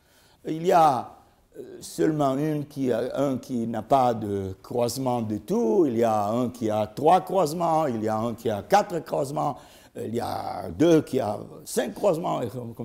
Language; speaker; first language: French; non-native, learner; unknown